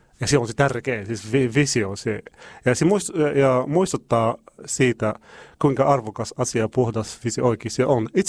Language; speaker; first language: Finnish; non-native, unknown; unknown